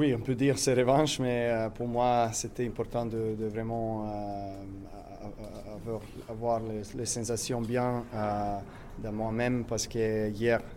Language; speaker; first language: French; non-native, learner; Serbian